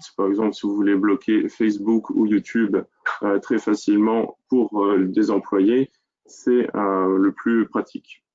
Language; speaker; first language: French; native; French